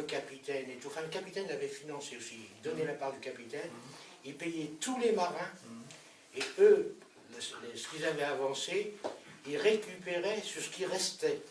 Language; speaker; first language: French; native; French